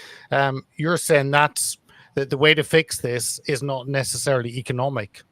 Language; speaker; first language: English; native; English